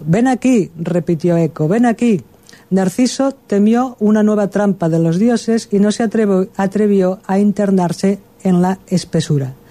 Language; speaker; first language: Spanish; non-native, local second language; Catalan